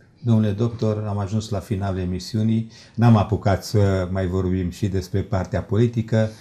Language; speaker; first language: Romanian; native; Romanian